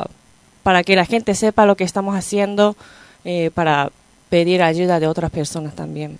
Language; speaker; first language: Spanish; non-native, fluent; Japanese